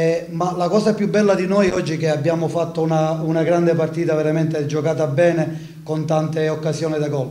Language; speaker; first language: Italian; native; Italian